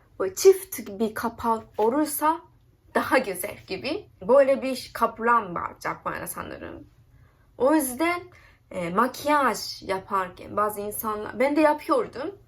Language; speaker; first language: Turkish; non-native, learner; Japanese